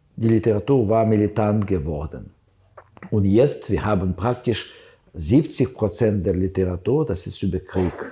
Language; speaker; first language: German; non-native, fluent; Ukrainian